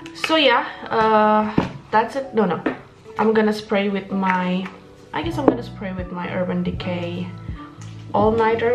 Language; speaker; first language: English; non-native, fluent; Indonesian